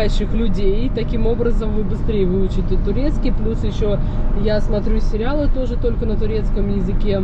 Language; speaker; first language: Russian; native; Russian